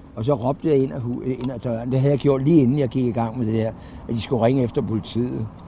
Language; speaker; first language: Danish; native; Danish